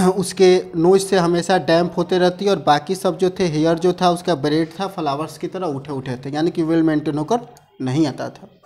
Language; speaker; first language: Hindi; native; Hindi